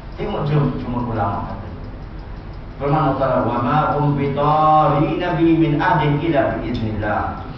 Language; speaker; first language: Malay; non-native, local second language; Tamil